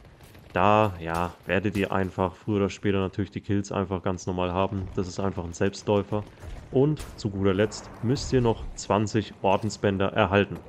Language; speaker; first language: German; native; German